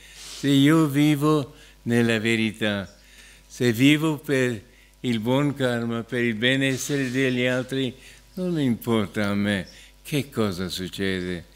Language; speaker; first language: Italian; non-native, fluent; English